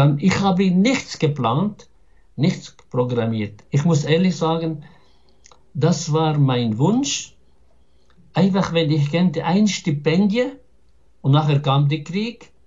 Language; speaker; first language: German; non-native, fluent; Arabic